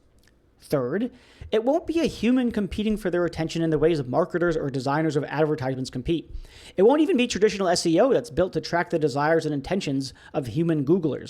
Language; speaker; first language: English; native; English